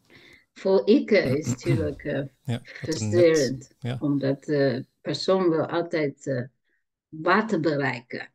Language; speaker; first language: Dutch; non-native, learner; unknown